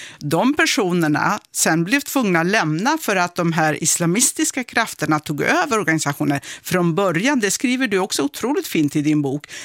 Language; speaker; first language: Swedish; early bilingual, other home language; Kurdish